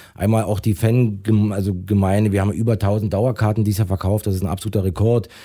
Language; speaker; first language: German; native; German